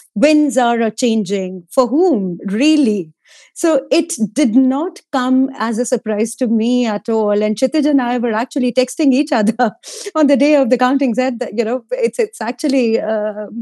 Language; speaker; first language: English; non-native, local second language; Hindi